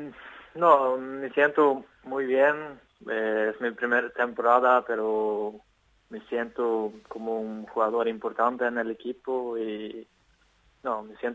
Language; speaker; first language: Spanish; non-native, fluent; Swedish